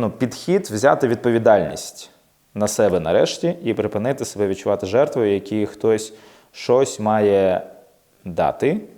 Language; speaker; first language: Ukrainian; non-native, local second language; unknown